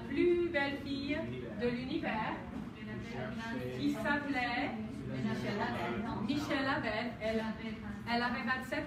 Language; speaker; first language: French; non-native, fluent; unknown